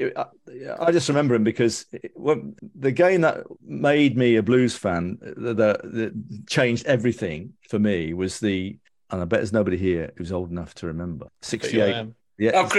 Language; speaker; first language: English; native; English